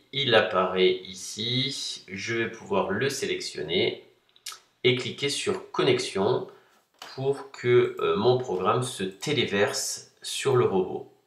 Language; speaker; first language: French; native; French